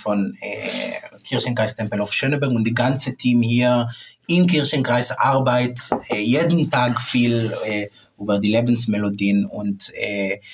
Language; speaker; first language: German; non-native, fluent; Hebrew